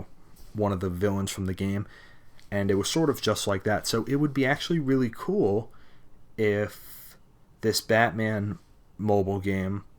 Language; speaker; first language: English; native; English